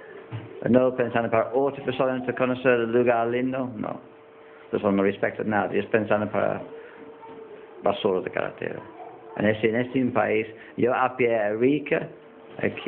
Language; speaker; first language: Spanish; non-native, learner; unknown